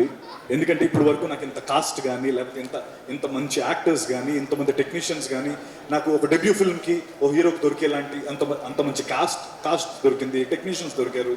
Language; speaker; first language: Telugu; native; Telugu